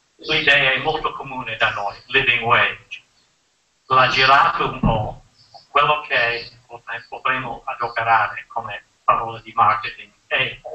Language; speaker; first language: Italian; non-native, fluent; English